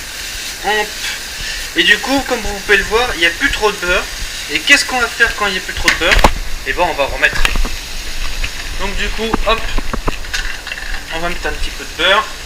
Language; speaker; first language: French; native; French